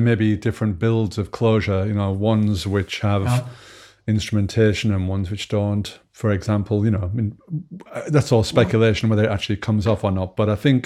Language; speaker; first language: English; native; English